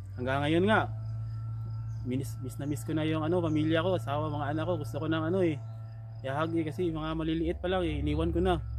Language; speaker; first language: Filipino; non-native, local second language; Cebuano